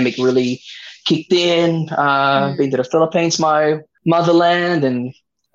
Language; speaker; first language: English; native; English